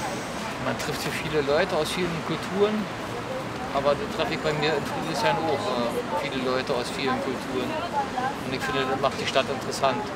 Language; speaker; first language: German; native; German